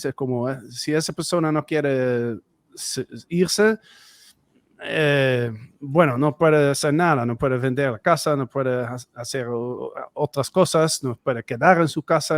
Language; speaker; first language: Spanish; non-native, fluent; Dutch